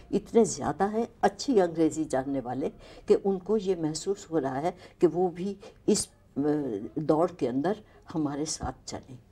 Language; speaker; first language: Urdu; non-native, local second language; Punjabi